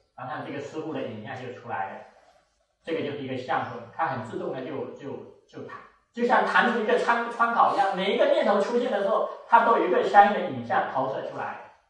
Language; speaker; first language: Chinese; native; Chinese